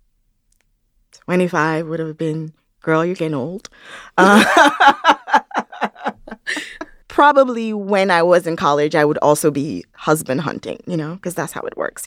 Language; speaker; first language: English; non-native, local second language; Yoruba